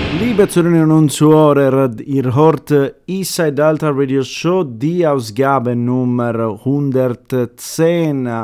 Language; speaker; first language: German; non-native, fluent; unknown